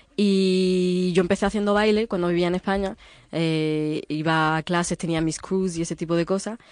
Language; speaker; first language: Spanish; early bilingual, other home language; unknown